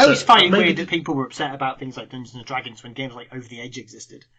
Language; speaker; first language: English; native; English